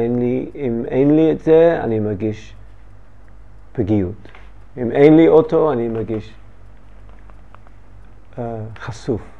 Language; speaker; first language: Hebrew; non-native, learner; English